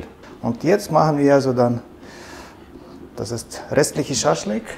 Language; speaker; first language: German; non-native, fluent; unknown